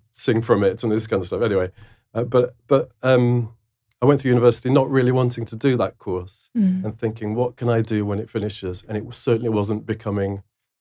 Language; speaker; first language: English; native; English